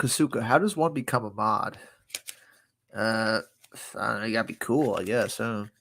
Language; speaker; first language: English; native; English